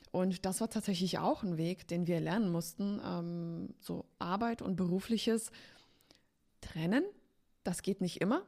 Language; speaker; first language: German; early bilingual, heritage; Polish